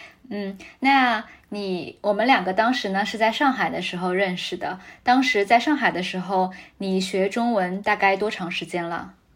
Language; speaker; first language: Chinese; native; Chinese